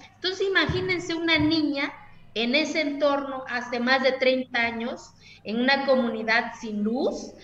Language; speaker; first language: Spanish; non-native, local second language; Zapotec